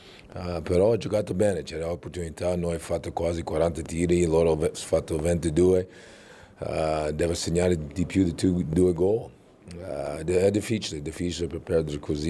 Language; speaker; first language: Italian; non-native, fluent; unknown